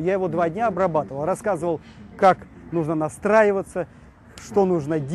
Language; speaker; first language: Russian; native; Russian